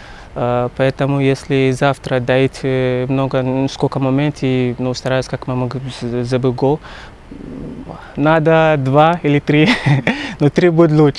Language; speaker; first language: Russian; non-native, learner; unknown